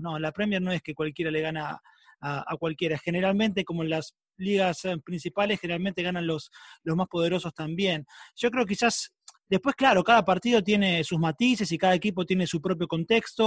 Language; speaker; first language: Spanish; native; Spanish